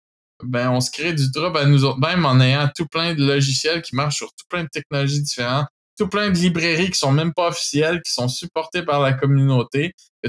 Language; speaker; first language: French; native; French